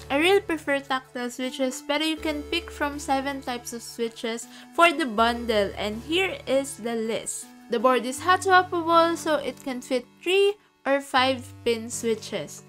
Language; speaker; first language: English; non-native, local second language; Filipino